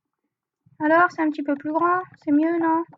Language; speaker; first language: French; native; French